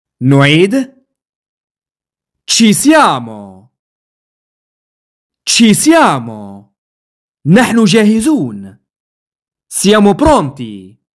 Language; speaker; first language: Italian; non-native, fluent; Arabic